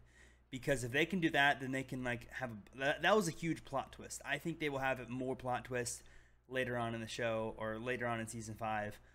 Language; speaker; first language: English; native; English